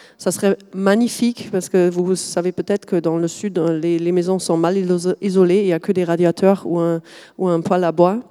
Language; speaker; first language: French; non-native, fluent; German